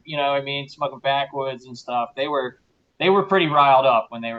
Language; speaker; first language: English; native; English